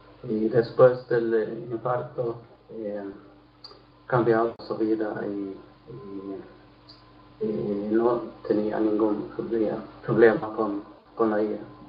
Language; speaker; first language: Spanish; non-native, learner; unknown